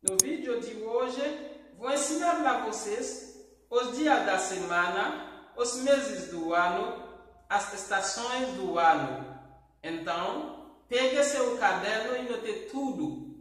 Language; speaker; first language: Portuguese; non-native, fluent; Haitian Creole